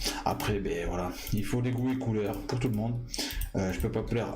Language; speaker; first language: French; native; French